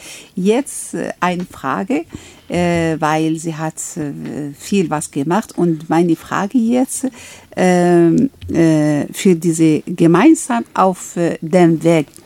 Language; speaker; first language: German; non-native, learner; Arabic